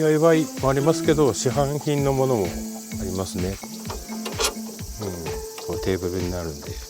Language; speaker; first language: Japanese; native; Japanese